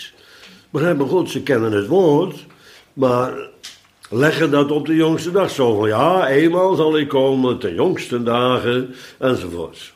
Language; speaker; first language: Dutch; native; Dutch